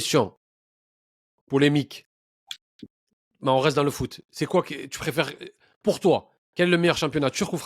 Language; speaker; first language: French; native; French